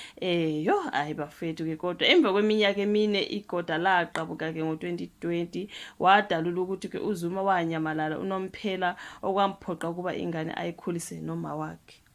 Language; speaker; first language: Zulu; non-native, local second language; Xhosa